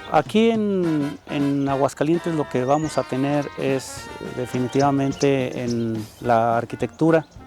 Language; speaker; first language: Spanish; native; Spanish